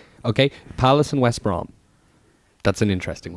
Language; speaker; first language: English; native; English